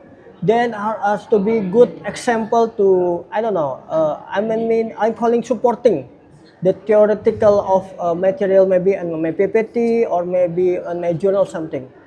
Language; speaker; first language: English; non-native, learner; Indonesian